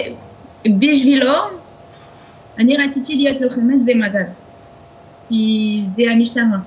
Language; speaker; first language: Hebrew; non-native, learner; French